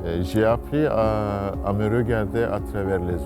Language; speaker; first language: French; non-native, fluent; Turkish